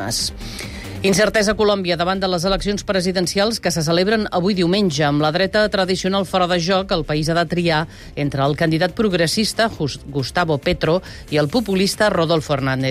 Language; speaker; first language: Catalan; native; Catalan